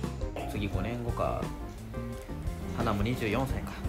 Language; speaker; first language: Japanese; native; Japanese